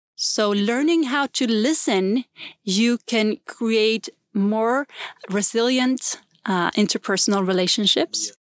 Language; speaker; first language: English; non-native, fluent; Swedish